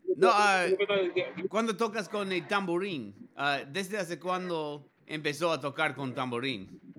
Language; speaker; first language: Spanish; non-native, learner; English